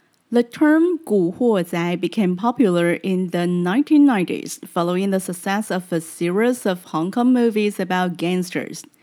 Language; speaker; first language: English; non-native, fluent; Chinese